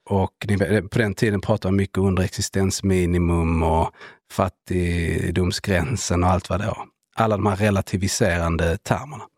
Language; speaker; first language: Swedish; early bilingual, other home language; Spanish